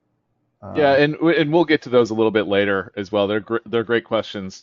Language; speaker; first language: English; native; English